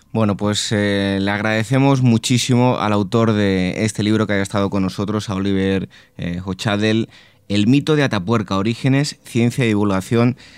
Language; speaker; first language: Spanish; native; Spanish